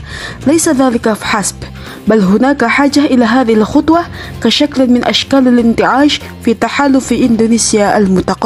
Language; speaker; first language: Arabic; non-native, learner; Indonesian